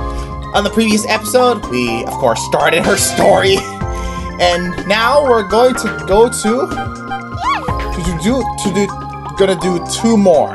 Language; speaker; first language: English; native; English